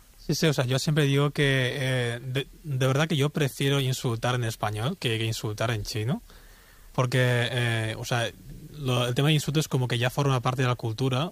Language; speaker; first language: Spanish; early bilingual, other home language; Chinese